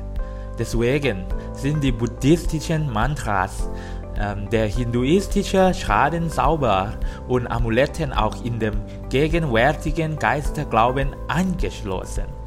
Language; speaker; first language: German; non-native, learner; Thai